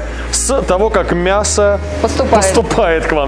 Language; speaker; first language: Russian; native; Russian